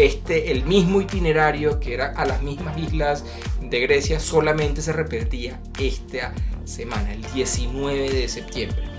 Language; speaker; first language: Spanish; native; Spanish